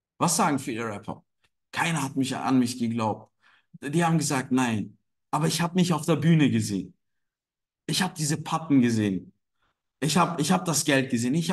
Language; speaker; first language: German; non-native, fluent; Turkish